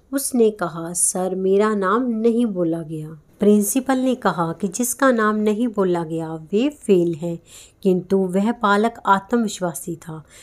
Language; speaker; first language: Hindi; non-native, local second language; Punjabi